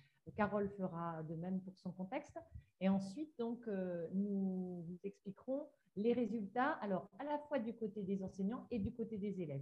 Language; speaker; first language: French; native; French